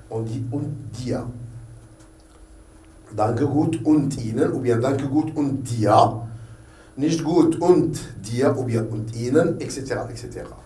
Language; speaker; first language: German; non-native, fluent; Arabic